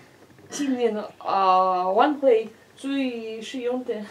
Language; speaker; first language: Chinese; non-native, learner; Russian